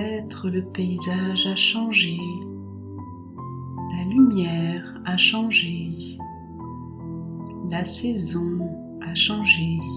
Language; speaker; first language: French; native; French